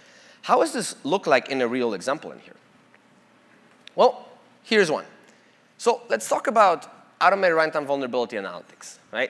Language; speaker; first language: English; non-native, fluent; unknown